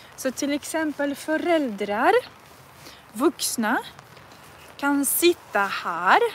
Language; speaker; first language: Swedish; non-native, fluent; Russian